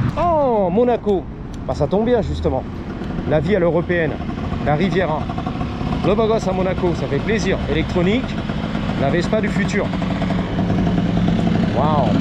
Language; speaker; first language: French; native; French